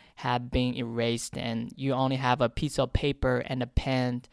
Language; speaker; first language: English; non-native, fluent; Chinese